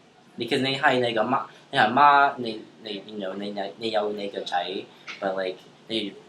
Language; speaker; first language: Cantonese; early bilingual, heritage; English